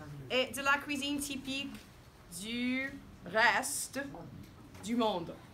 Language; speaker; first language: French; non-native, fluent; English